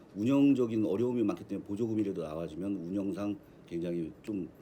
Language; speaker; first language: Korean; native; Korean